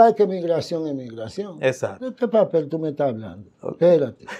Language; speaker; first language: Spanish; non-native, fluent; Haitian Creole